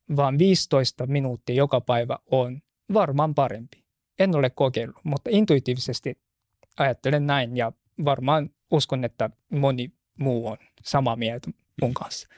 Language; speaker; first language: Finnish; non-native, fluent; Japanese